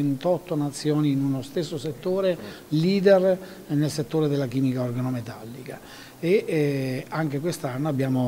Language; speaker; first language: Italian; native; Italian